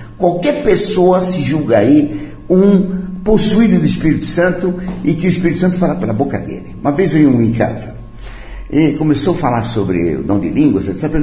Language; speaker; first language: Portuguese; early bilingual, other home language; Italian